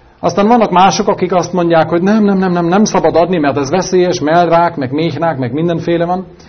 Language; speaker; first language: Hungarian; non-native, fluent; German